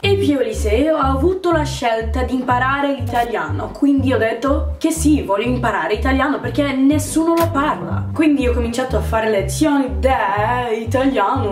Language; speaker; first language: Italian; non-native, fluent; Portuguese